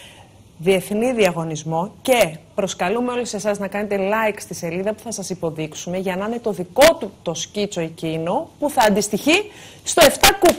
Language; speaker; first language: Greek; native; Greek